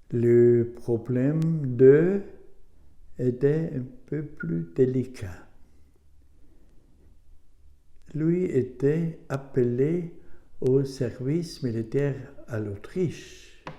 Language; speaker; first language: French; non-native, learner; German